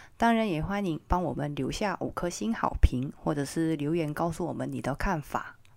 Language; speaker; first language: Chinese; non-native, fluent; Korean